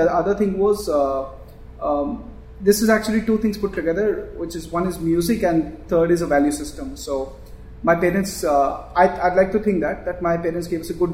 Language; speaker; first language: English; non-native, local second language; Hindi